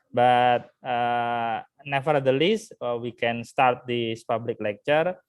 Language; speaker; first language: English; non-native, fluent; Indonesian